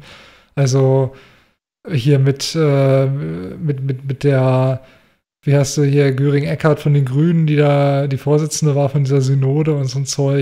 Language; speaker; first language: German; native; German